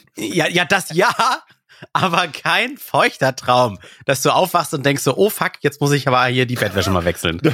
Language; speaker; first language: German; early bilingual, other home language; Russian